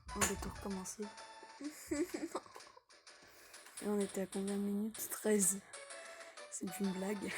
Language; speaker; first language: French; native; French